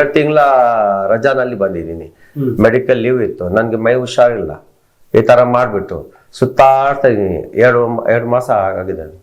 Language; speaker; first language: Kannada; non-native, local second language; Telugu